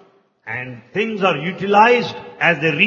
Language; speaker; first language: English; non-native, local second language; Telugu